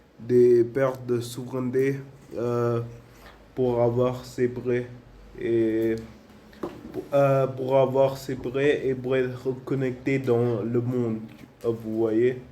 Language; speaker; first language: French; non-native, learner; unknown